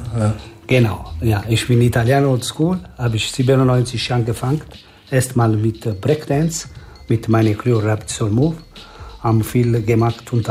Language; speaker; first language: German; non-native, learner; Italian